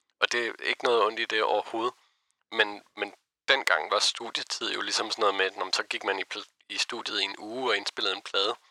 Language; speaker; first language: Danish; native; Danish